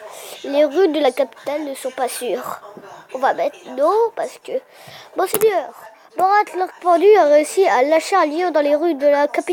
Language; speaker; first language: French; native; French